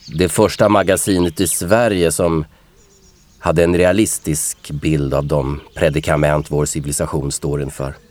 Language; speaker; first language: Swedish; native; Swedish